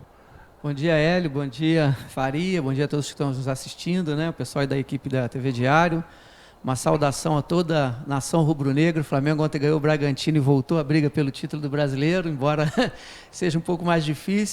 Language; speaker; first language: Portuguese; native; Portuguese